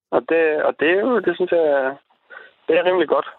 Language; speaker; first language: Danish; native; Danish